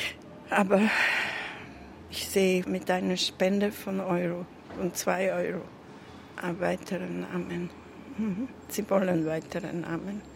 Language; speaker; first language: German; non-native, fluent; Hungarian